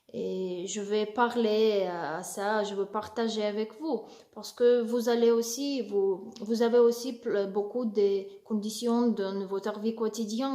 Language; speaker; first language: French; non-native, learner; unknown